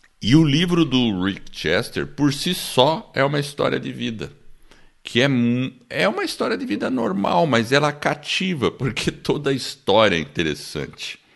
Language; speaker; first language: Portuguese; early bilingual, other home language; English